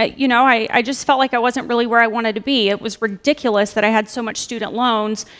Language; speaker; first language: English; native; English